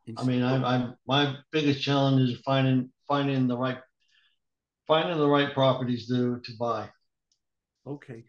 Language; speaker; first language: English; native; English